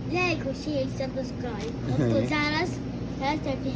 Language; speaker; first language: Arabic; native; Arabic